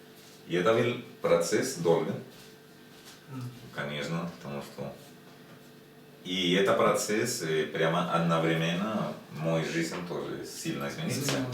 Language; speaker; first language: Russian; non-native, learner; Spanish